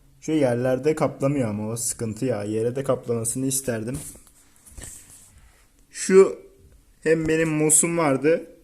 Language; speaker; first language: Turkish; native; Turkish